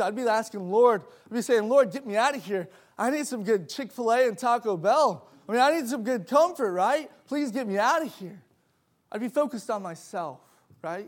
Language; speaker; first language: English; native; English